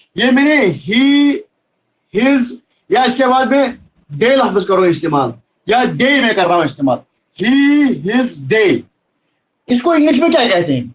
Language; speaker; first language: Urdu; non-native, local second language; Kashmiri